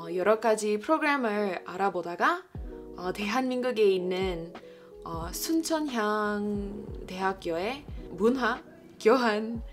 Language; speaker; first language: Korean; non-native, fluent; English